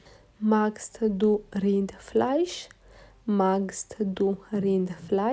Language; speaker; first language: German; non-native, fluent; Romanian